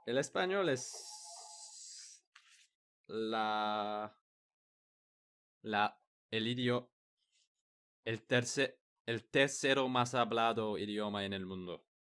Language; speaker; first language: Spanish; non-native, learner; English